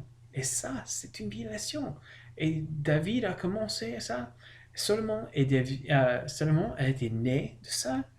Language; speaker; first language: French; non-native, learner; English